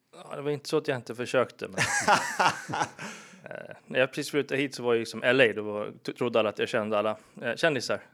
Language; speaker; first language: Swedish; early bilingual, other home language; English